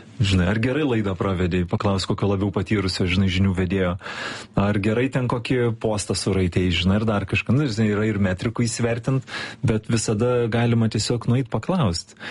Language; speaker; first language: Lithuanian; native; Lithuanian